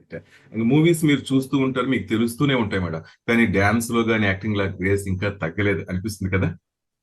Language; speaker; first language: Telugu; native; Telugu